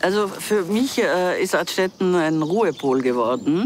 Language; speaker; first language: German; native; German